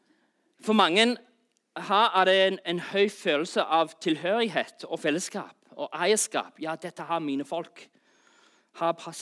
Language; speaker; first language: Norwegian; non-native, fluent; English